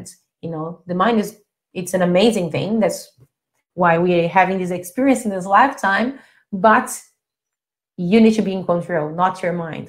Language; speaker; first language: English; non-native, fluent; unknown